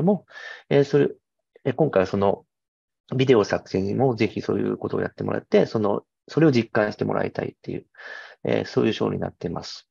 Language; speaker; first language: Japanese; native; Japanese